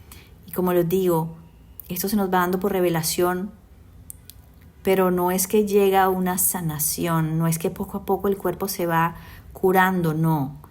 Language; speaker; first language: Spanish; native; Spanish